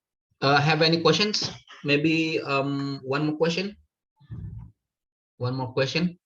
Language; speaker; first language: English; non-native, learner; Indonesian